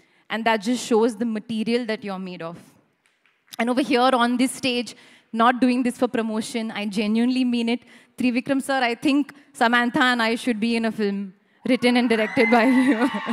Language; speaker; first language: English; non-native, local second language; Hindi